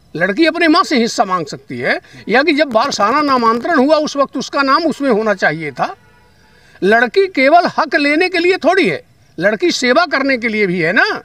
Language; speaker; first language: Hindi; native; Hindi